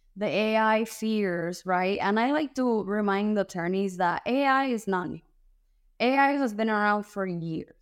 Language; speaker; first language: English; early bilingual, other home language; Spanish